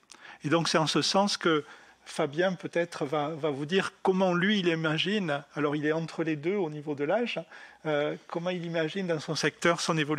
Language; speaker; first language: French; native; French